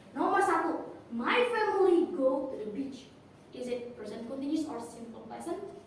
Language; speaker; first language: English; non-native, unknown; Indonesian